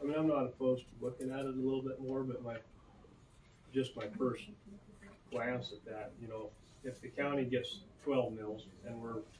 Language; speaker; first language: English; native; English